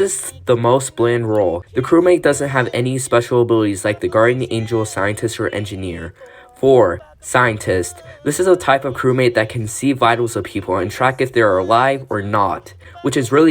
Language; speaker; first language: English; native; English